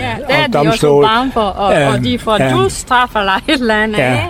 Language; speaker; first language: Danish; non-native, fluent; Burmese